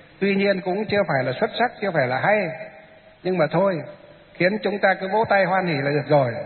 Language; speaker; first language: Vietnamese; native; Vietnamese